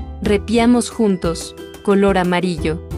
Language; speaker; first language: Spanish; native; Spanish